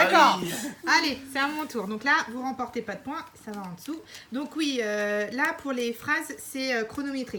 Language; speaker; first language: French; native; French